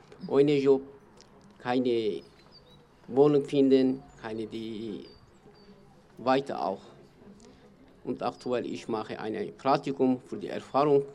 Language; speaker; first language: German; non-native, learner; Kurdish